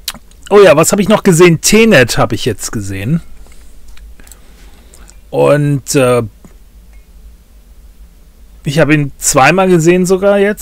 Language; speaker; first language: German; native; German